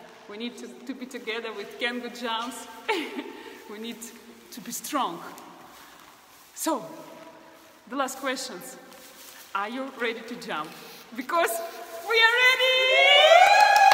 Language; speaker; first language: English; non-native, learner; Russian